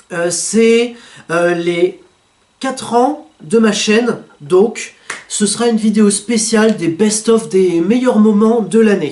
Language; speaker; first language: French; native; French